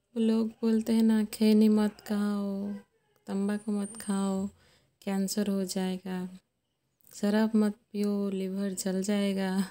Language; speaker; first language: Hindi; native; Hindi